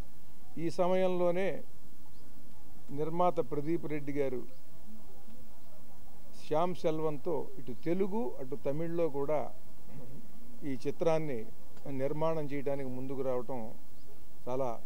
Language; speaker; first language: Telugu; native; Telugu